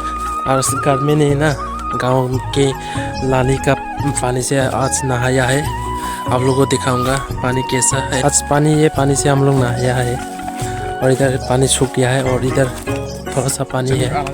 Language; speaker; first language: Hindi; non-native, local second language; Kok Borok